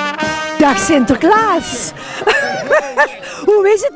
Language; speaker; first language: Dutch; native; Dutch